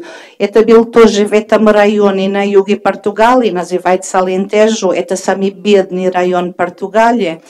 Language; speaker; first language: Russian; non-native, fluent; Portuguese